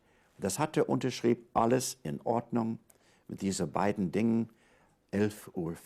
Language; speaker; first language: German; non-native, fluent; English